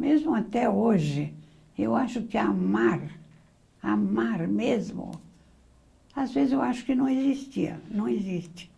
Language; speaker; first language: Portuguese; early bilingual, other home language; Arabic